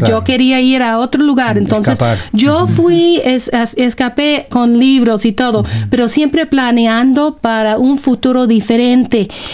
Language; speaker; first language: Spanish; non-native, fluent; English